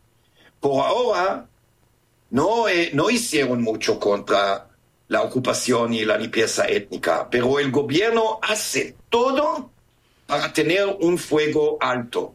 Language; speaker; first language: Spanish; non-native, fluent; Hebrew